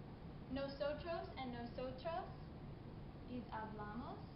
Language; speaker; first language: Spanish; non-native, learner; English